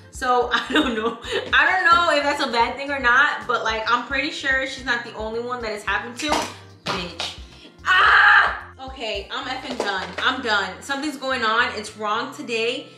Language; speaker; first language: English; early bilingual, other home language; Spanish